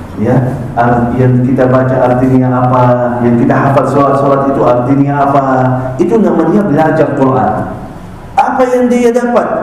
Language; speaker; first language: Malay; non-native, fluent; Arabic